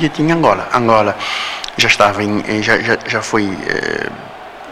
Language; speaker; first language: Portuguese; non-native, local second language; Kabuverdianu